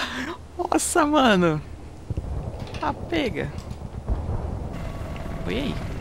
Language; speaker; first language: Portuguese; native; Portuguese